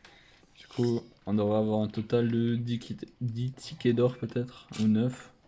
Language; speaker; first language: French; native; French